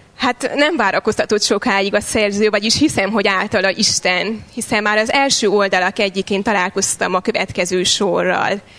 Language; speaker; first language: Hungarian; native; Hungarian